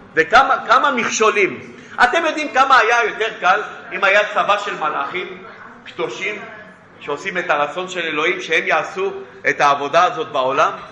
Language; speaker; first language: Hebrew; non-native, fluent; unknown